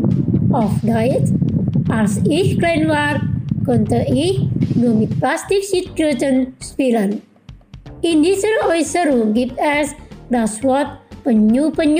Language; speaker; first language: German; non-native, fluent; Indonesian